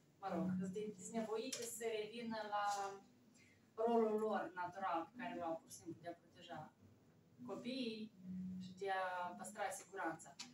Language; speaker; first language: Romanian; native; Romanian